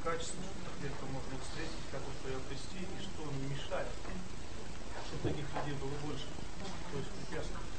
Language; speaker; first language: Russian; native; Russian